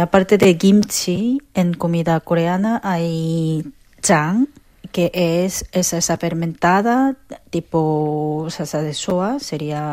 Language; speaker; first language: Spanish; non-native, fluent; Korean